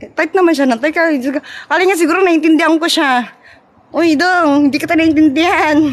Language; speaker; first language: Filipino; non-native, local second language; Cebuano